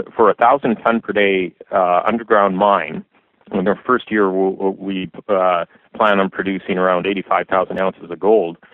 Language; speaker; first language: English; native; English